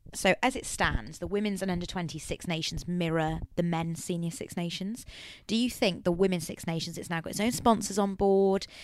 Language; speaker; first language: English; native; English